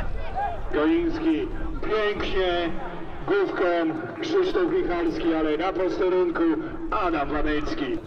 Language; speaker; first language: Polish; native; Polish